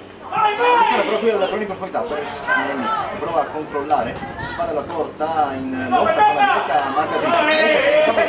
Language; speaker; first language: Italian; native; Italian